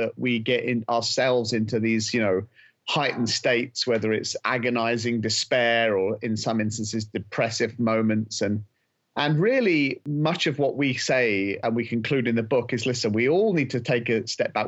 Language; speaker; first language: English; native; English